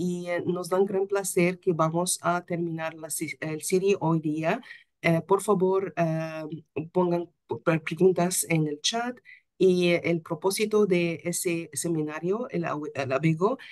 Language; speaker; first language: Spanish; non-native, fluent; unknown